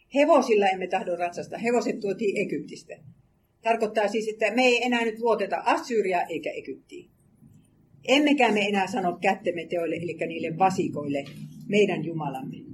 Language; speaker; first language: Finnish; native; Finnish